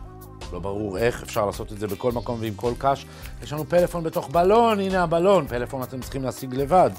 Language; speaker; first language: Hebrew; native; Hebrew